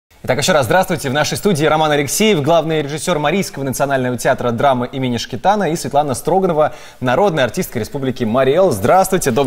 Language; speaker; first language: Russian; native; Russian